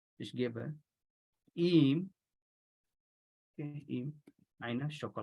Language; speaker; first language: German; non-native, fluent; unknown